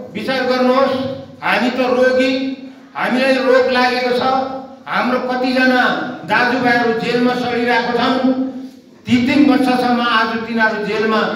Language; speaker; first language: Nepali; native; Nepali